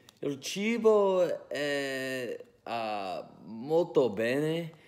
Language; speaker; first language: Italian; early bilingual, heritage; English